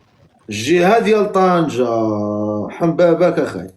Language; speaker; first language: Arabic; native; Arabic